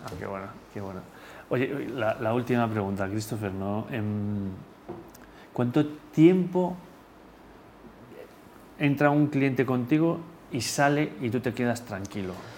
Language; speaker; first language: Spanish; native; Spanish